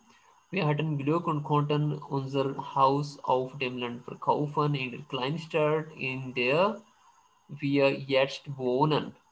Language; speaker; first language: German; non-native, fluent; Urdu